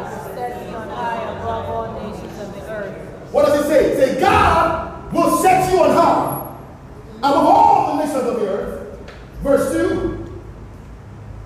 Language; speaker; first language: English; non-native, local second language; Yoruba